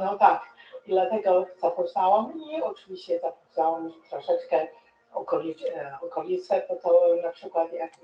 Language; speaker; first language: Polish; non-native, fluent; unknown